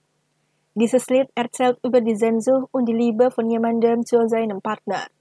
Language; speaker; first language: German; non-native, fluent; Indonesian